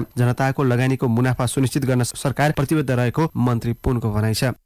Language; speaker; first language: Nepali; native; Nepali